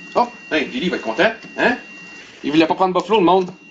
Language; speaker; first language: French; native; French